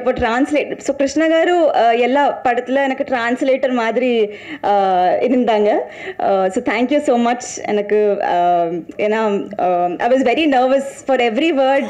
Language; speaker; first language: Tamil; non-native, learner; Telugu